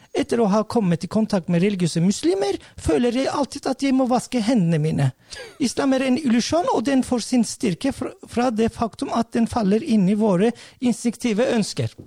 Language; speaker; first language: Norwegian; non-native, fluent; Turkish